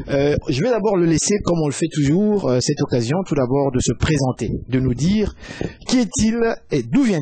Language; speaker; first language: French; native; French